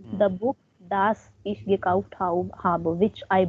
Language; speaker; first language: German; non-native, fluent; Hindi